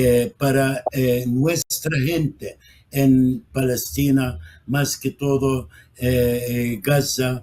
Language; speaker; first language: Spanish; non-native, fluent; Arabic